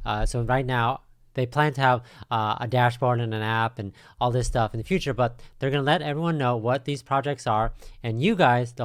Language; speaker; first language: English; native; English